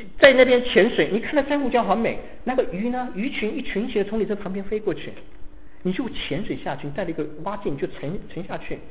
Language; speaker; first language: Chinese; native; Chinese